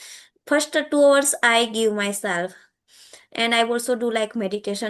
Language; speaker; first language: English; non-native, learner; Gujarati